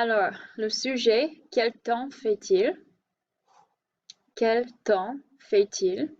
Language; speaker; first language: French; non-native, fluent; English